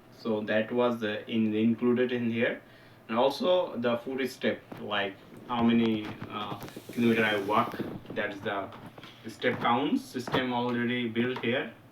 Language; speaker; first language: English; non-native, local second language; Bangla